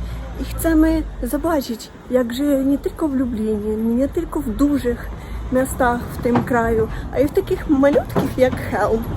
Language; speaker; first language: Polish; non-native, learner; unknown